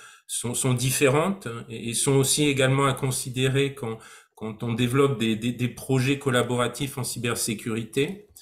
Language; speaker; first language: French; native; French